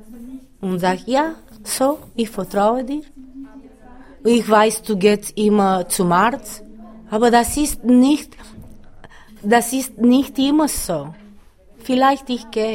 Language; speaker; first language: German; non-native, learner; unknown